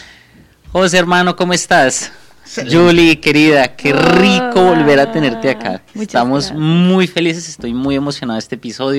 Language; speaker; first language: Spanish; native; Spanish